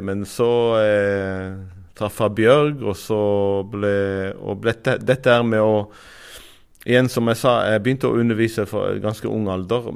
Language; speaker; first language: Norwegian; non-native, fluent; Arabic